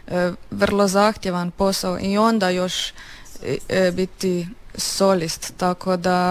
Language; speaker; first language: Serbian; native; Serbian